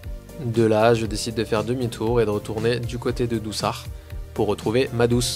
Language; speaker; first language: French; native; French